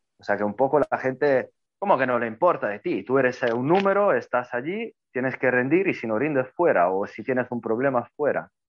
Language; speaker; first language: Spanish; non-native, fluent; Italian